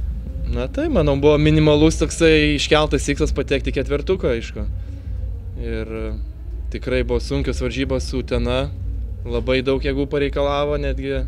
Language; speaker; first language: Lithuanian; native; Lithuanian